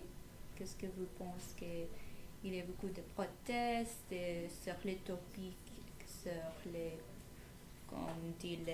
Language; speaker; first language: French; non-native, learner; English